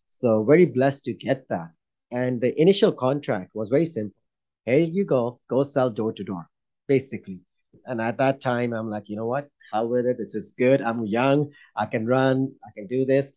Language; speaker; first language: English; non-native, local second language; Urdu